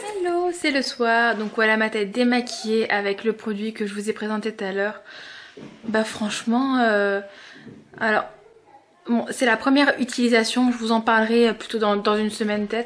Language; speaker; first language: French; native; French